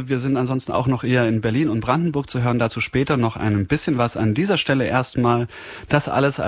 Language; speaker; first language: German; native; German